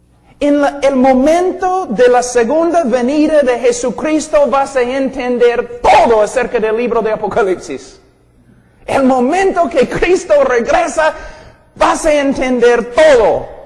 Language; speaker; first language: Spanish; non-native, fluent; English